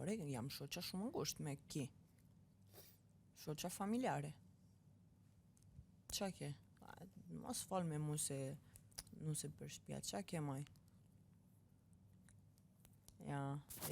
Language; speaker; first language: Albanian; early bilingual, heritage; Albanian